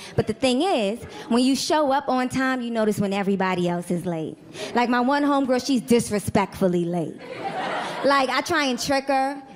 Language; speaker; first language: English; native; English